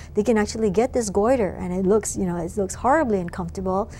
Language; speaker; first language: English; native; English